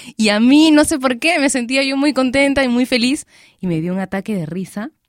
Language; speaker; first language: Spanish; native; Spanish